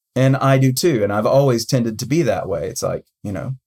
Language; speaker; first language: English; native; English